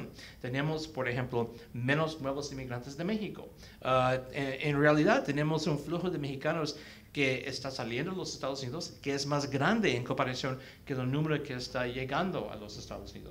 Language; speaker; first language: Spanish; early bilingual, heritage; Spanish